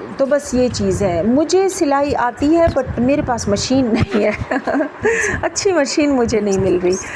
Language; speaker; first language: Urdu; non-native, local second language; Pashto